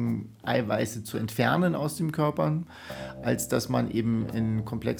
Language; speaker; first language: German; native; German